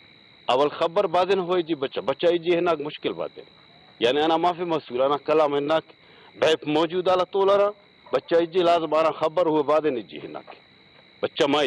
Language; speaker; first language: Arabic; non-native, learner; Urdu